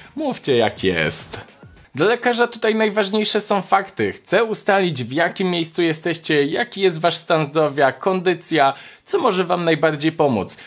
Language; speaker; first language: Polish; native; Polish